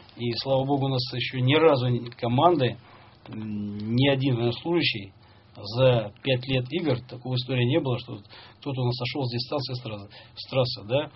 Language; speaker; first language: Russian; native; Russian